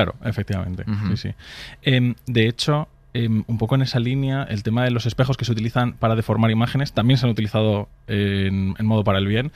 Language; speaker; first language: Spanish; native; Spanish